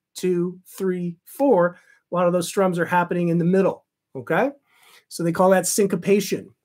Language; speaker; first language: English; native; English